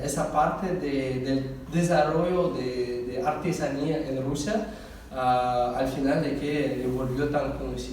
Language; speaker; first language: Spanish; non-native, fluent; Russian